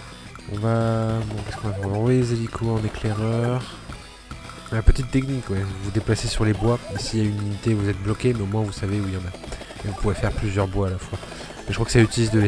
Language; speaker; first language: French; native; French